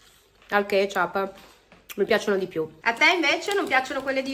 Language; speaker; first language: Italian; native; Italian